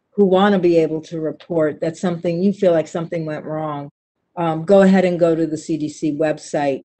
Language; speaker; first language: English; native; English